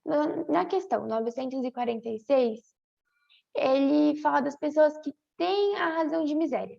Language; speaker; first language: Portuguese; native; Portuguese